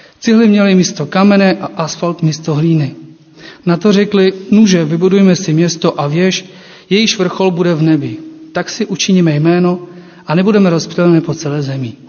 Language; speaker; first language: Czech; non-native, fluent; Ukrainian